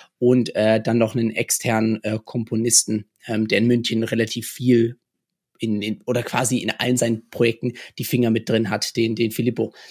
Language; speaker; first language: German; early bilingual, other home language; English